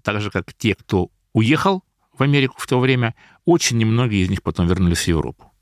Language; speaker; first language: Russian; native; Russian